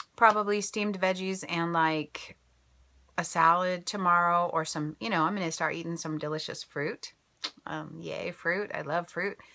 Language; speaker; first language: English; native; English